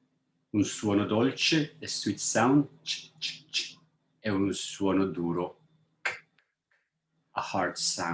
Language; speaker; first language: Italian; non-native, fluent; English